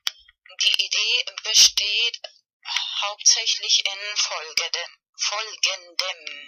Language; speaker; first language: German; non-native, fluent; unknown